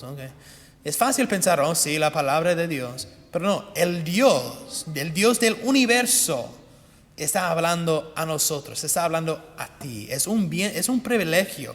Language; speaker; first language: Spanish; non-native, fluent; English